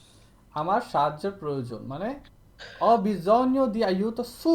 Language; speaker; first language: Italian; non-native, learner; Bangla